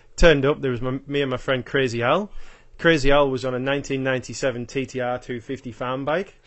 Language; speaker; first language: English; native; English